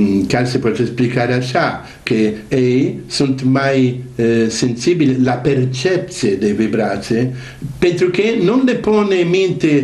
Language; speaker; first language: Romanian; non-native, learner; Italian